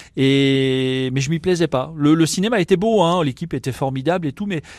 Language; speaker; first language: French; native; French